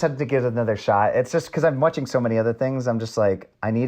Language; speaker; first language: English; native; English